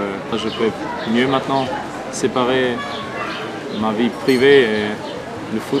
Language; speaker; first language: French; non-native, fluent; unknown